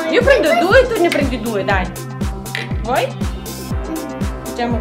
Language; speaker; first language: Italian; non-native, fluent; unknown